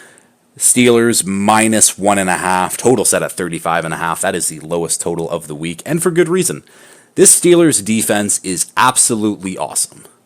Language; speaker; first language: English; native; English